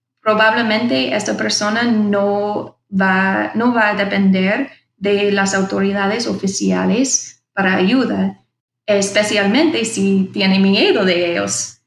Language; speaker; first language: Spanish; non-native, fluent; English